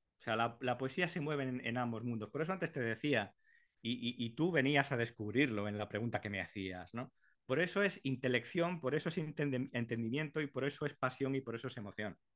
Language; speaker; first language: Spanish; native; Spanish